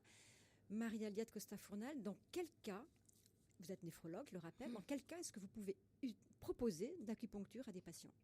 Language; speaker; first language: French; native; French